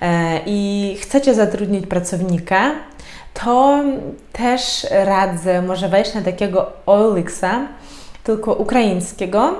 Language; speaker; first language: Polish; non-native, fluent; Ukrainian